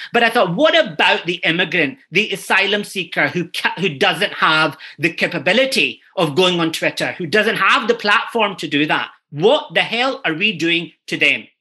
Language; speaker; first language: English; native; English